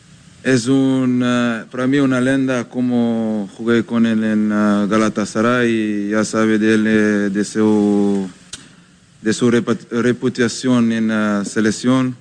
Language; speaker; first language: Spanish; non-native, fluent; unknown